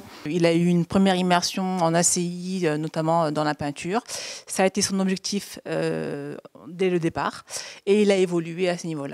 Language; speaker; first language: French; native; French